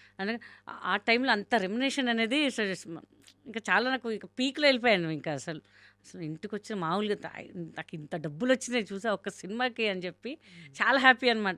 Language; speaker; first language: Telugu; non-native, local second language; Hindi